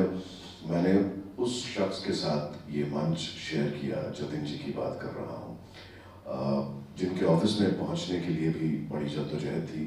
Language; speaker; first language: Hindi; native; Hindi